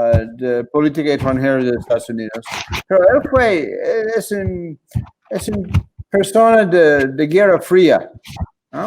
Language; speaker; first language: Spanish; non-native, fluent; English